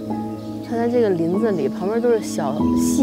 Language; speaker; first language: Chinese; native; Chinese